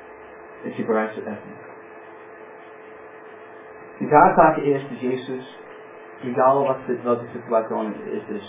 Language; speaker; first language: German; non-native, fluent; English